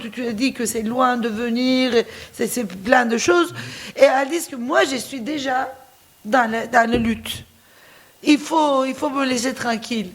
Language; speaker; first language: French; non-native, fluent; Turkish